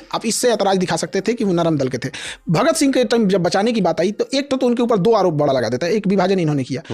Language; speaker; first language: Hindi; native; Hindi